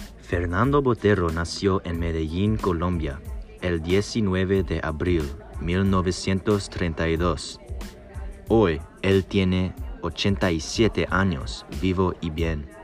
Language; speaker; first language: Spanish; non-native, learner; English